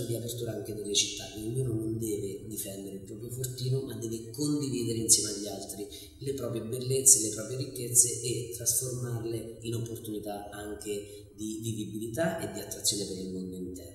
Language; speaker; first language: Italian; native; Italian